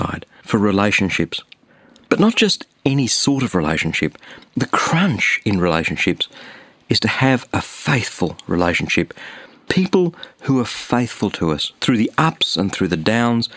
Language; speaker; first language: English; native; English